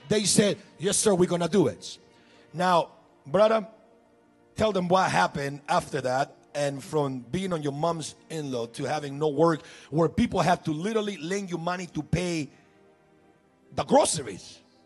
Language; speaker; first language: English; early bilingual, other home language; Spanish